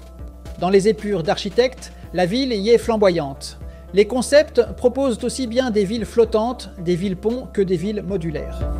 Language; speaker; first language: French; native; French